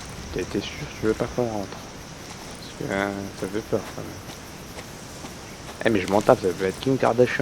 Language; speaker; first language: French; native; French